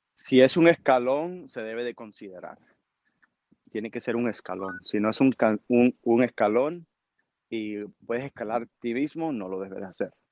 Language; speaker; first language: Spanish; early bilingual, heritage; Spanish